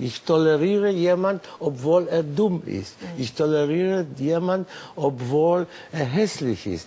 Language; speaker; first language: German; non-native, fluent; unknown